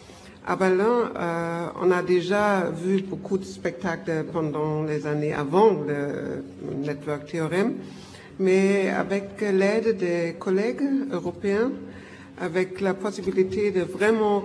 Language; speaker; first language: French; non-native, fluent; German